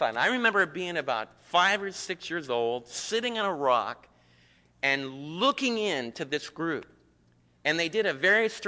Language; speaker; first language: English; native; English